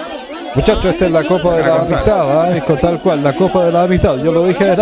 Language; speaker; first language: Spanish; native; Spanish